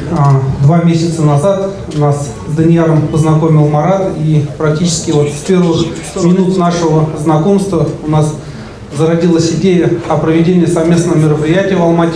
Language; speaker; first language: Russian; native; Russian